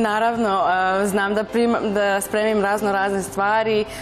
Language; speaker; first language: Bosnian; non-native, fluent; Spanish